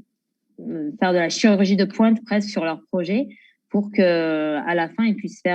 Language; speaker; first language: French; native; French